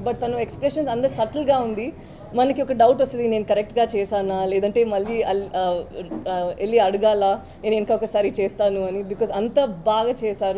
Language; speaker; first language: Telugu; non-native, learner; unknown